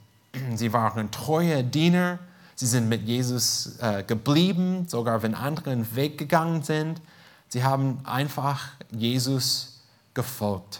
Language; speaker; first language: German; non-native, fluent; English